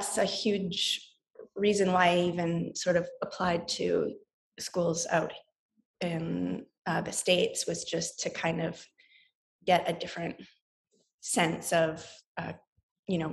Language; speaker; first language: English; native; English